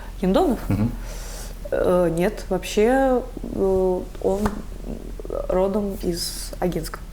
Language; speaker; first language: Russian; native; Russian